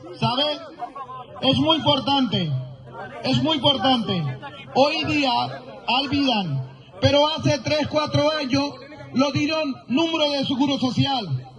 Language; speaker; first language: Spanish; non-native, learner; Punjabi